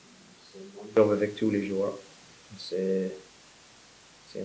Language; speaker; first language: French; non-native, fluent; English